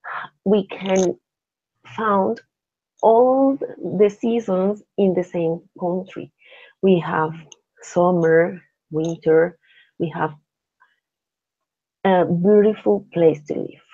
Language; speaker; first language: English; non-native, learner; Spanish